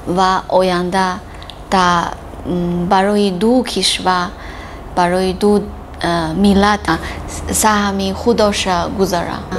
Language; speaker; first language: Tajik; non-native, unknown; Chinese